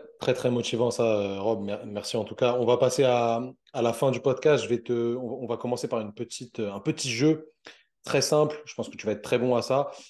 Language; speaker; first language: French; native; French